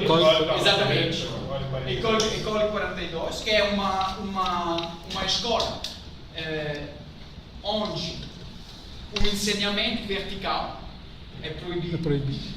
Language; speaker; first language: Portuguese; non-native, learner; French